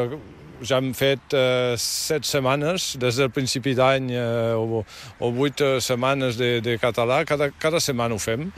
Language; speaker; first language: Catalan; native; Catalan